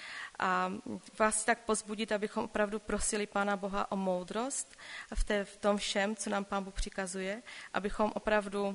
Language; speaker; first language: Czech; non-native, local second language; Polish